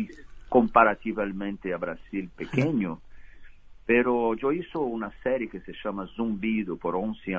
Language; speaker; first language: Spanish; non-native, fluent; Portuguese